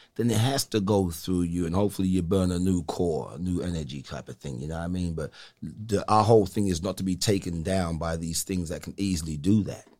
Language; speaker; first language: English; native; English